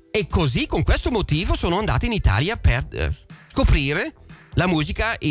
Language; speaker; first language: Italian; non-native, fluent; Dutch